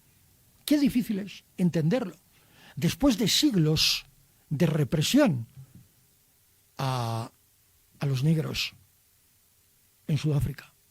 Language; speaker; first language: Spanish; native; Spanish